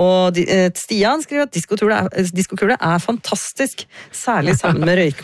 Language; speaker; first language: Norwegian; native; Norwegian